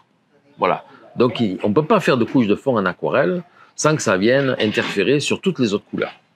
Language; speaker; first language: French; native; French